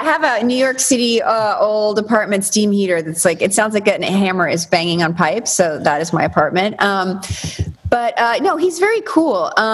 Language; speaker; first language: English; native; English